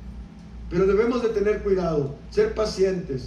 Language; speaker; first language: Spanish; native; Spanish